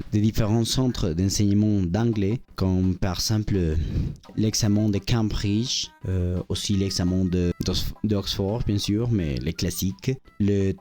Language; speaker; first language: French; non-native, learner; Spanish